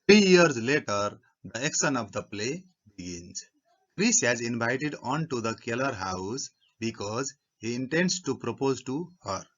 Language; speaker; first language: English; non-native, local second language; Nepali